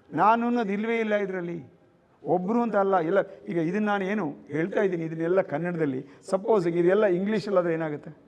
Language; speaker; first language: Kannada; native; Kannada